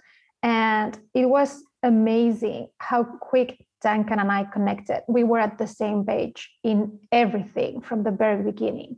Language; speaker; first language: English; non-native, fluent; Spanish